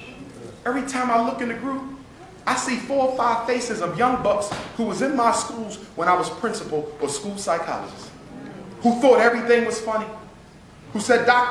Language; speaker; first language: English; native; English